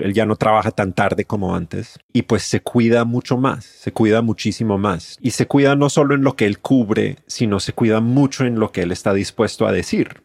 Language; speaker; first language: Spanish; native; Spanish